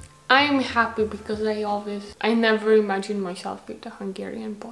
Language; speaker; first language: English; non-native, fluent; Hungarian